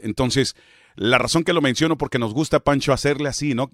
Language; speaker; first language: Spanish; early bilingual, heritage; Spanish